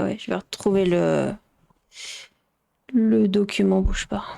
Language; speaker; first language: French; native; French